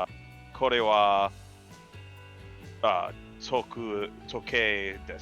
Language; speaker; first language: Japanese; non-native, learner; English